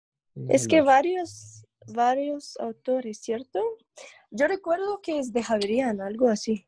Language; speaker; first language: Spanish; non-native, learner; English